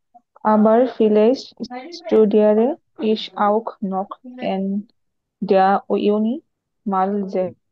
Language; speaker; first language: German; non-native, learner; Bangla